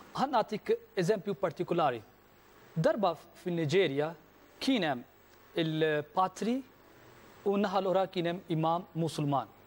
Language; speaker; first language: Maltese; non-native, fluent; Urdu